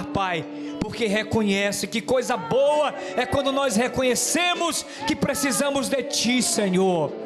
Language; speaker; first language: Portuguese; native; Portuguese